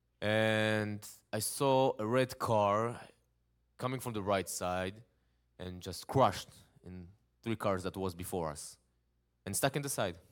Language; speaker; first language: English; non-native, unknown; Hebrew